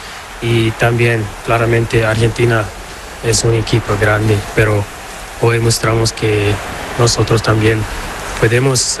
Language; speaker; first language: Spanish; non-native, learner; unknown